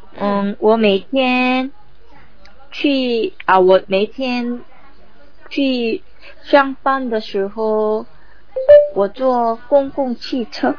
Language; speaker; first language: Chinese; non-native, learner; Korean